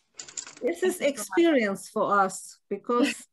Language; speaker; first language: English; non-native, learner; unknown